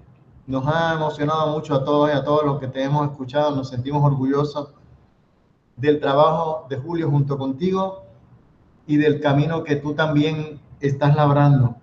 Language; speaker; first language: Spanish; native; Spanish